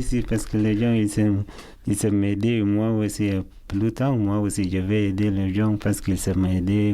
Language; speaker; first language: French; non-native, learner; Arabic